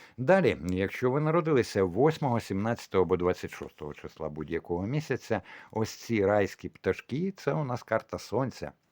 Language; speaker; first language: Ukrainian; non-native, local second language; Russian